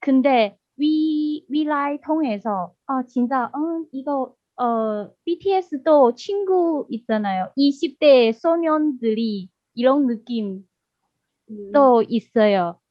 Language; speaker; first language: Korean; non-native, learner; Chinese